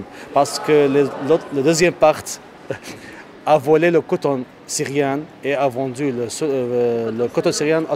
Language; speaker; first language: French; non-native, learner; Arabic